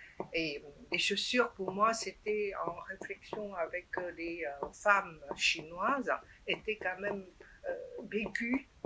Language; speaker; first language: French; non-native, fluent; Chinese